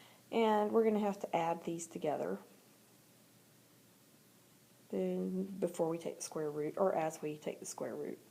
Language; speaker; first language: English; native; English